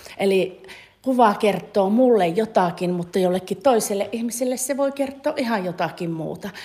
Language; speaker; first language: Finnish; native; Finnish